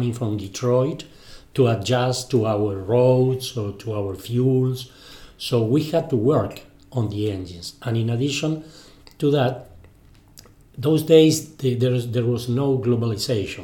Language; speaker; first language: English; non-native, fluent; Spanish